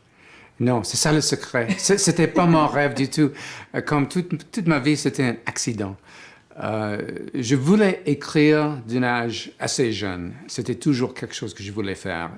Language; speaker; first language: French; non-native, fluent; English